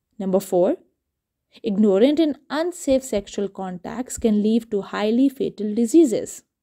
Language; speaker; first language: English; non-native, local second language; Urdu